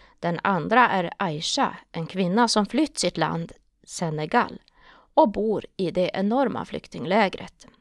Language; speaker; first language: Swedish; native; Swedish